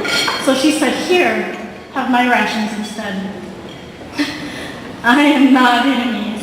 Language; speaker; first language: English; early bilingual, heritage; Vietnamese